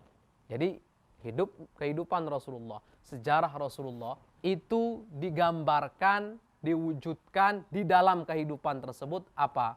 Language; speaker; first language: Indonesian; native; Indonesian